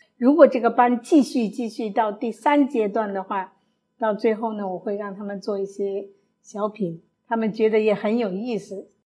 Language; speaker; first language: Chinese; early bilingual, other home language; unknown